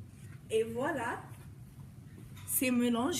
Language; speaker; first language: French; non-native, learner; English